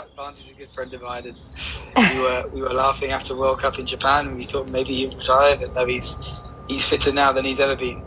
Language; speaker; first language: English; native; English